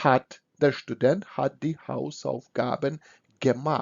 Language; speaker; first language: German; non-native, fluent; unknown